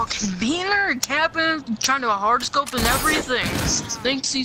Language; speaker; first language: English; native; English